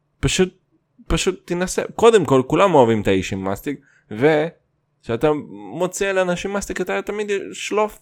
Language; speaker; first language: Hebrew; non-native, fluent; Russian